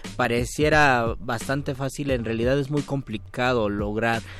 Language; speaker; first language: Spanish; native; Spanish